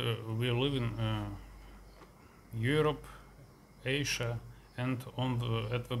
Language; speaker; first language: English; non-native, learner; Russian